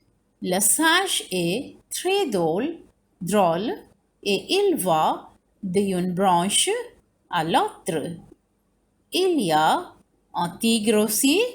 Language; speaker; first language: French; non-native, fluent; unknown